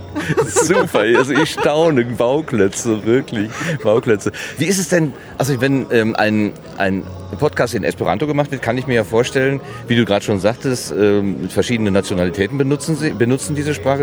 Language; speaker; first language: German; native; German